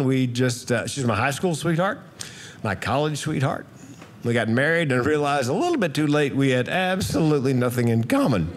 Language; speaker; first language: English; native; English